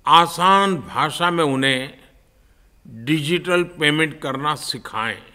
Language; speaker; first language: Hindi; non-native, local second language; Gujarati